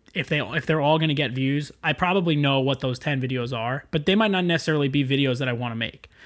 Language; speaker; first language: English; native; English